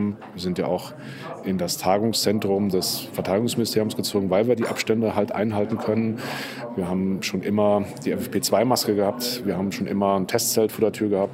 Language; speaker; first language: German; native; German